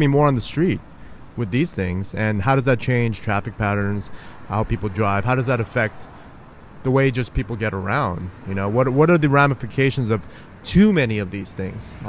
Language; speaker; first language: English; native; English